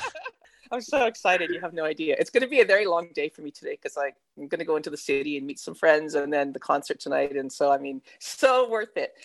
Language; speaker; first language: English; native; English